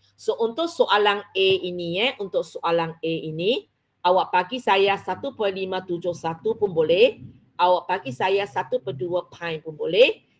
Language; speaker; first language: Malay; non-native, local second language; Chinese